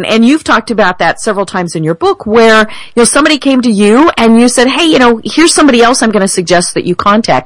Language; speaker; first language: English; native; English